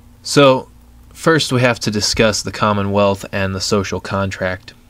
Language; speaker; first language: English; native; English